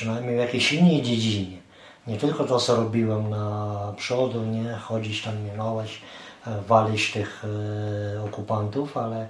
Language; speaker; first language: Polish; non-native, fluent; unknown